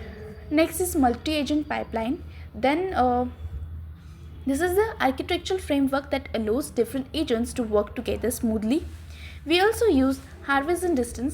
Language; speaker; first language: English; non-native, learner; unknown